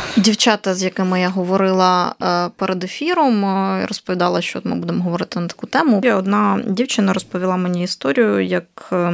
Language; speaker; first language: Ukrainian; native; Ukrainian